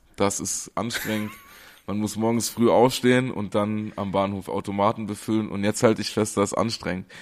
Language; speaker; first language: German; native; German